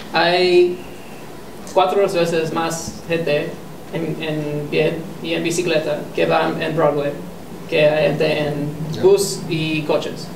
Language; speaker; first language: Spanish; non-native, fluent; English